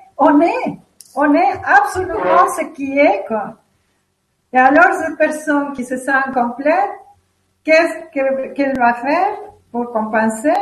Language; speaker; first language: French; non-native, fluent; Spanish